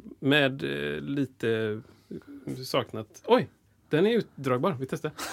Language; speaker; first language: Swedish; early bilingual, other home language; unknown